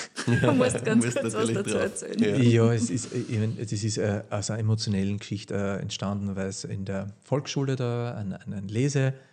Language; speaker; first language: German; native; German